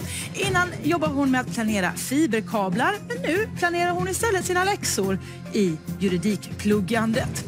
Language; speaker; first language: Swedish; native; Swedish